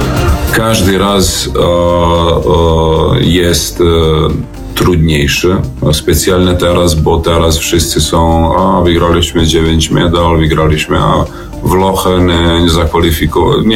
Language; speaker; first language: Polish; non-native, learner; Serbian